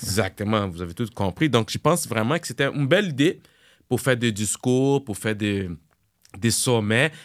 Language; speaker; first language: French; non-native, fluent; Portuguese